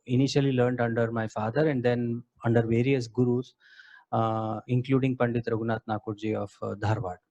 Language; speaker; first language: English; non-native, local second language; Kannada